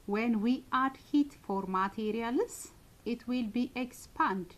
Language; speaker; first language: English; non-native, local second language; Amharic